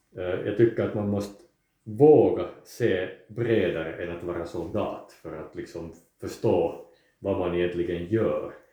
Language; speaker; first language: Swedish; native; Swedish